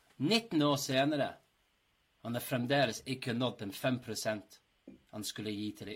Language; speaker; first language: Norwegian; non-native, fluent; English